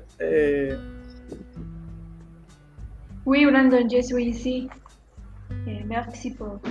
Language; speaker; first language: French; non-native, learner; Spanish